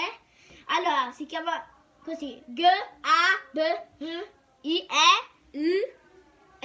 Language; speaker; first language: Italian; early bilingual, heritage; Italian